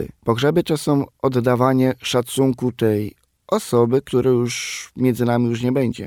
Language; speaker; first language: Polish; non-native, local second language; Romany